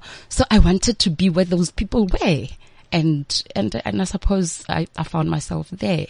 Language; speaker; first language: English; non-native, local second language; Northern Sotho